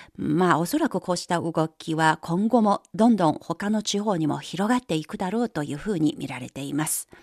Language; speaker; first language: Japanese; non-native, fluent; Chinese